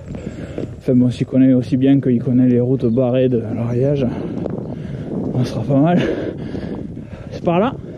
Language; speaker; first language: French; native; French